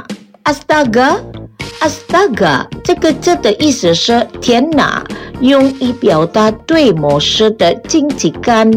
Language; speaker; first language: Chinese; non-native, fluent; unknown